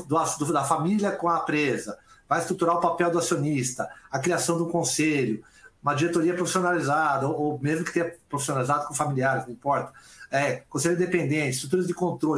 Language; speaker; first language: Portuguese; native; Portuguese